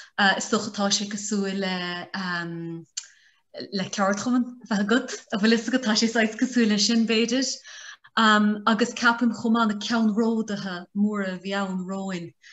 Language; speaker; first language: Irish; native; Irish